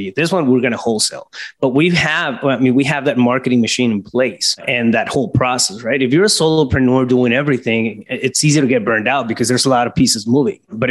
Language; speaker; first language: English; native; English